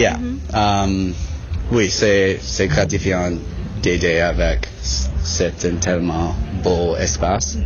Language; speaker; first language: French; non-native, local second language; English